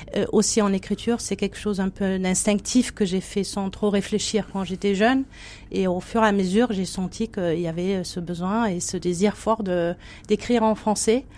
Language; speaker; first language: French; non-native, fluent; German